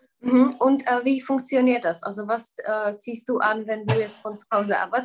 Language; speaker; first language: German; non-native, fluent; Czech